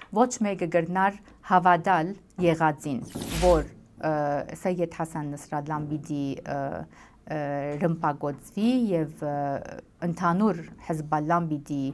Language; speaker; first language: Armenian; native; Armenian